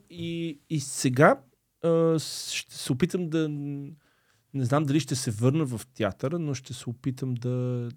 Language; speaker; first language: Bulgarian; early bilingual, other home language; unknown